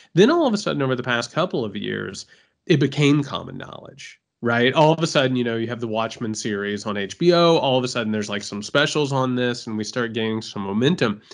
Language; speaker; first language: English; native; English